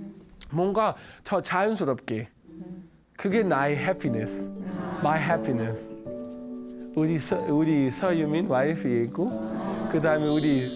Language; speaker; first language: Korean; non-native, learner; Danish